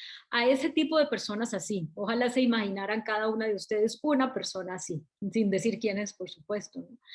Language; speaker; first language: Spanish; native; Spanish